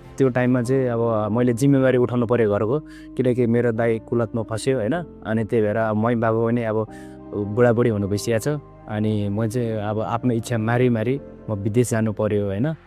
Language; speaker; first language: Nepali; non-native, local second language; Eastern Tamang